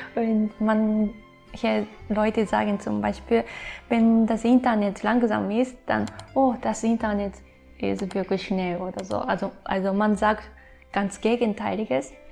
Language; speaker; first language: German; non-native, fluent; Japanese